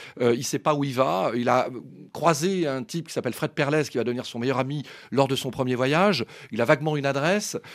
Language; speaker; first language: French; native; French